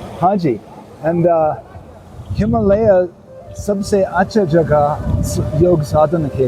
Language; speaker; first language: Hindi; non-native, learner; English